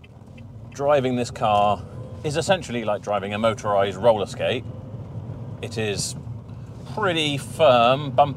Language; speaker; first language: English; native; English